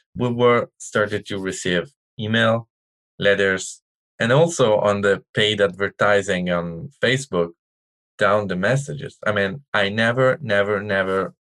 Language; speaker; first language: English; non-native, learner; Italian